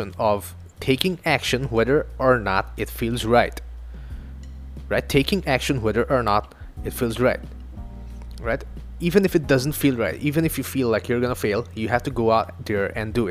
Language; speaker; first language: English; non-native, local second language; Assamese